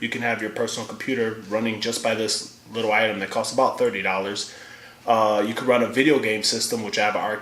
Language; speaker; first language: English; native; English